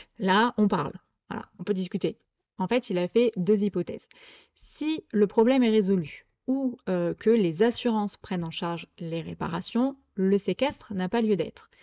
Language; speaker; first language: French; native; French